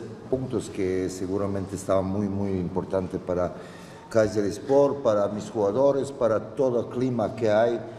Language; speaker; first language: Spanish; non-native, fluent; Croatian